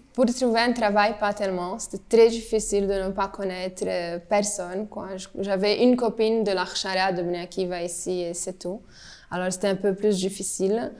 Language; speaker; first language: French; early bilingual, heritage; French